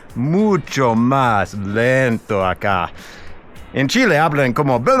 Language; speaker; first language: Spanish; non-native, fluent; English